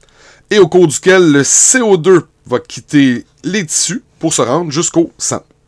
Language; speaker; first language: French; native; French